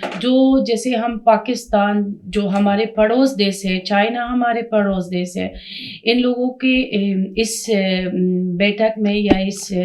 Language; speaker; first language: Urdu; non-native, fluent; Persian